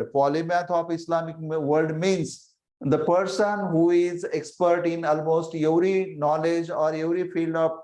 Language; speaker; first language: English; non-native, local second language; Marathi